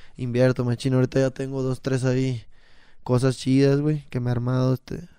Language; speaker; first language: Spanish; native; Spanish